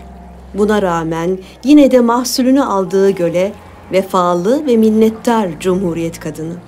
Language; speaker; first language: Turkish; native; Turkish